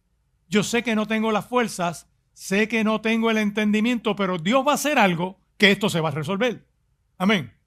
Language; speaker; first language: Spanish; native; Spanish